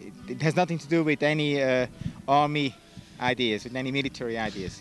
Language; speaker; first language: English; non-native, fluent; French